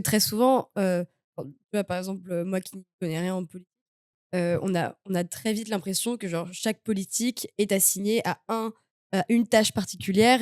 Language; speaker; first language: French; native; French